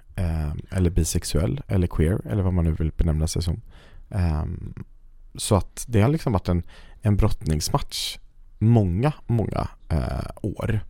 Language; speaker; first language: Swedish; native; Swedish